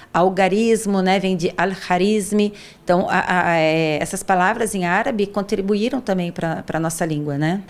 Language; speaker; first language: Portuguese; early bilingual, other home language; Arabic